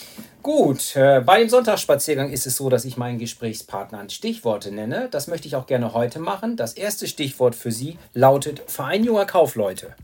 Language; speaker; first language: German; native; German